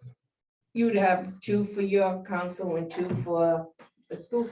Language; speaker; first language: English; native; English